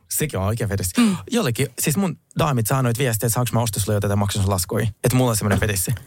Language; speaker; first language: Finnish; early bilingual, other home language; Russian